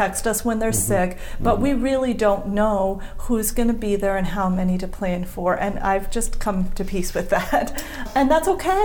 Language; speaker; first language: English; native; English